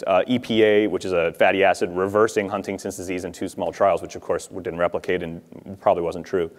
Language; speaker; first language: English; native; English